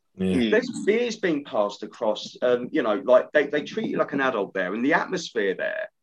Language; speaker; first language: English; native; English